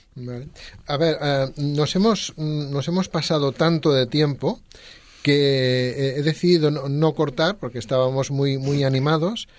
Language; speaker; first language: Spanish; non-native, local second language; Catalan